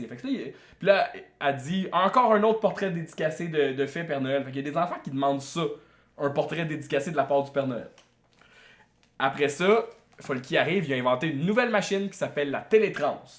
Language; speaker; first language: French; native; French